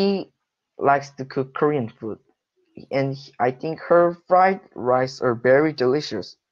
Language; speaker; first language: English; non-native, learner; Korean